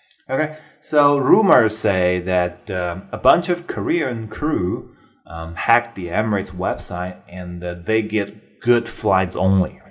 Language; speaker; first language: English; non-native, fluent; Chinese